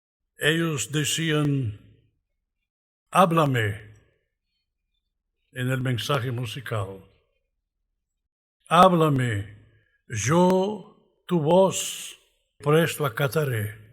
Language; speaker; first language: Spanish; non-native, fluent; Portuguese